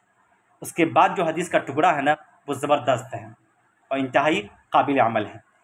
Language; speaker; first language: Urdu; native; Urdu